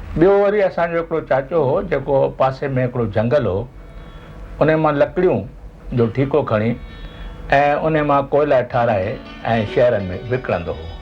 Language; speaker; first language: Sindhi; native; Sindhi